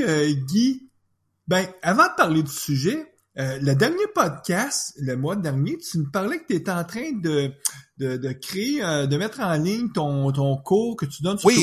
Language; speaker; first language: French; native; French